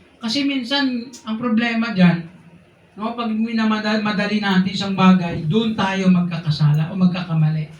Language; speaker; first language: Filipino; non-native, local second language; Hiligaynon